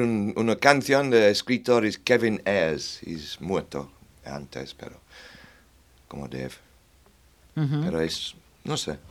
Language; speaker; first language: Spanish; non-native, learner; English